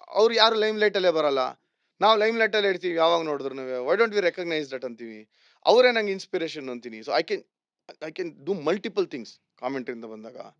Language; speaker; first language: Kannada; native; Kannada